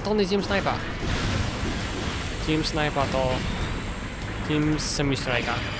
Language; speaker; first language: Japanese; non-native, learner; English